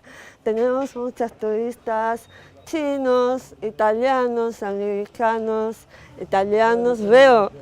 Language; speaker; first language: Spanish; non-native, fluent; Arabic